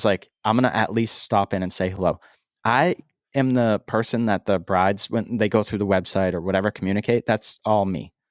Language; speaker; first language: English; native; English